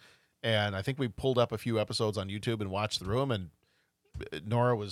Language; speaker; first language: English; native; English